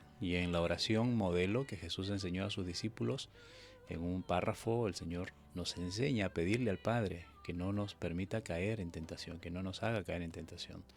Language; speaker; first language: Spanish; native; Spanish